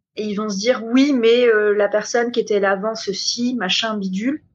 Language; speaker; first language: French; native; French